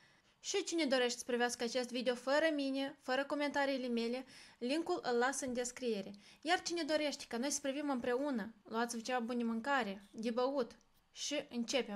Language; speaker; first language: Romanian; native; Romanian